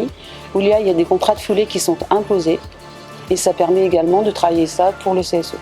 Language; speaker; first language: French; native; French